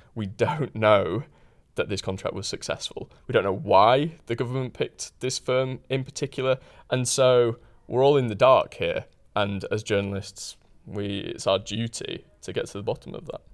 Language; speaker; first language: English; native; English